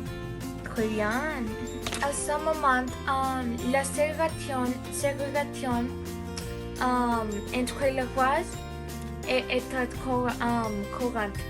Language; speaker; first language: French; non-native, learner; English